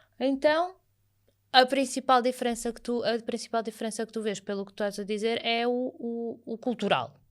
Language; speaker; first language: Portuguese; native; Portuguese